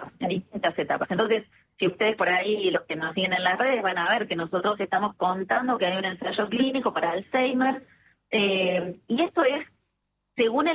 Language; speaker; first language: Spanish; native; Spanish